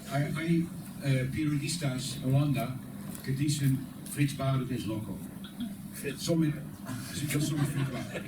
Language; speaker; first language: Spanish; non-native, learner; Dutch